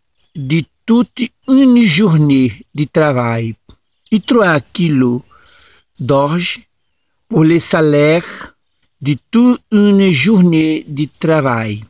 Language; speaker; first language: French; non-native, learner; Portuguese